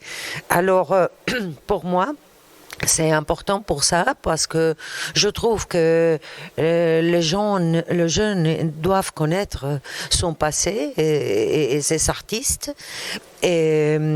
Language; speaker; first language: French; non-native, fluent; Arabic